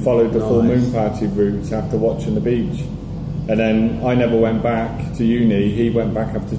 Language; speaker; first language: English; native; English